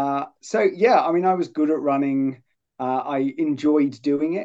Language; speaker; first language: English; native; English